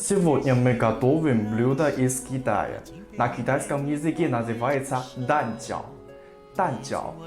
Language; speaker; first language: Russian; non-native, learner; Chinese